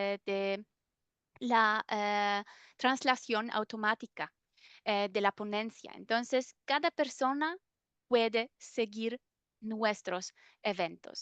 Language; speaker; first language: Spanish; non-native, fluent; German